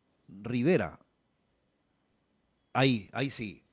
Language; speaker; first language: Spanish; native; Spanish